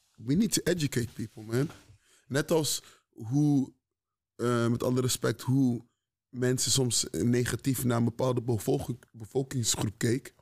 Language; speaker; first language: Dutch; early bilingual, other home language; Akan